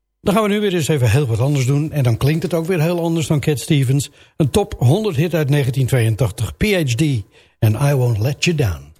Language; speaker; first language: Dutch; native; Dutch